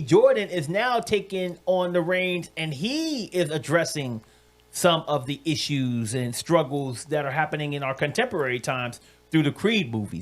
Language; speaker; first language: English; native; English